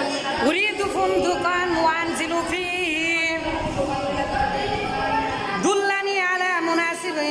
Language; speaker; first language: Arabic; non-native, fluent; Bangla